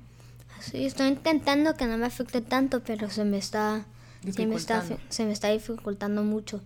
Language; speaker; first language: Spanish; early bilingual, heritage; Spanish